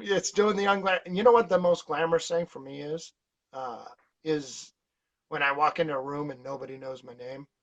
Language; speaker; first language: English; native; English